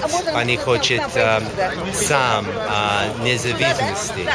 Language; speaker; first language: Russian; non-native, learner; English